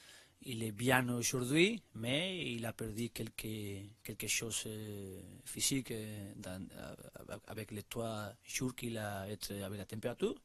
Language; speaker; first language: French; non-native, learner; Spanish